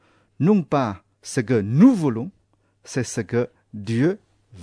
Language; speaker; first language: French; non-native, fluent; Chinese